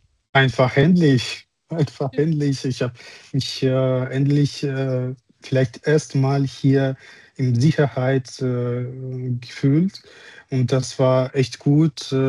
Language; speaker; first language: German; non-native, learner; Russian